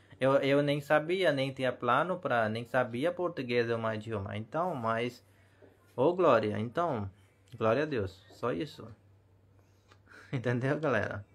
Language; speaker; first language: Portuguese; non-native, learner; Hindi